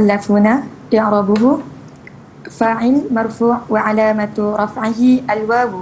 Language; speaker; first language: Arabic; non-native, learner; Malay